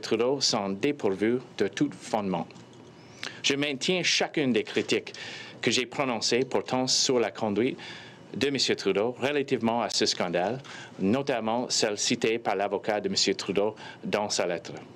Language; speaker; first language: French; non-native, fluent; English